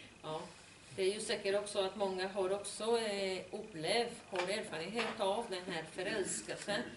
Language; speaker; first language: Swedish; non-native, fluent; Spanish